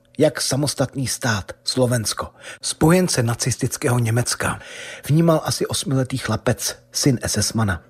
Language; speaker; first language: Czech; native; Czech